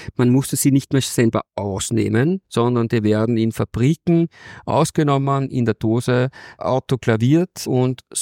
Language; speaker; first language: German; native; German